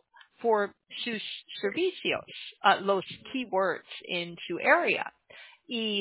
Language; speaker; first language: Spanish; non-native, learner; English